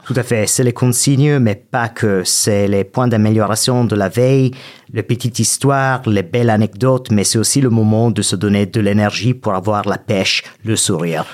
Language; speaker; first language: French; non-native, fluent; English